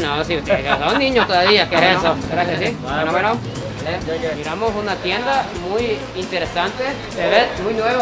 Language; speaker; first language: Spanish; non-native, fluent; Japanese